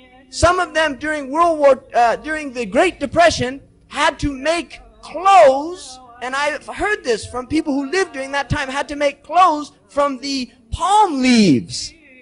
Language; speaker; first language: English; native; English